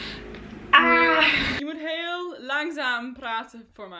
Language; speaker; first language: Dutch; non-native, learner; English